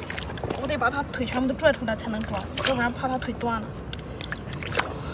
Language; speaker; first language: Chinese; native; Chinese